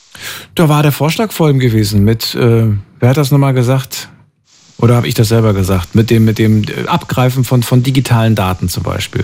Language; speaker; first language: German; native; German